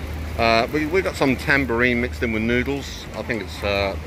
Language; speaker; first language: English; native; English